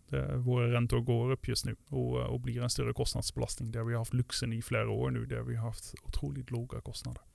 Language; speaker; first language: Swedish; non-native, fluent; Dutch